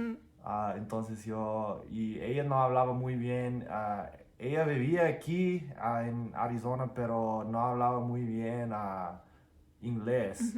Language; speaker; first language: Spanish; non-native, fluent; English